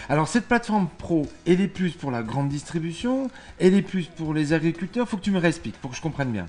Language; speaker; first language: French; native; French